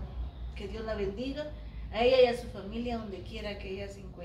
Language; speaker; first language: Spanish; native; Spanish